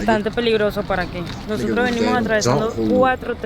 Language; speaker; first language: Spanish; native; Spanish